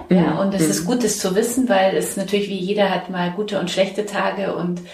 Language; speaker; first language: German; native; German